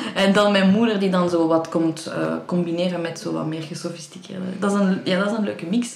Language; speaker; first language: Dutch; early bilingual, other home language; Persian